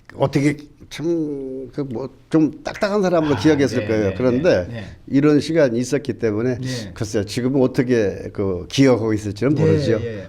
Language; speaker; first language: Korean; native; Korean